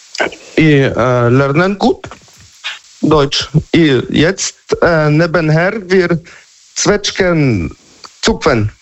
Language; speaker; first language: German; non-native, learner; Polish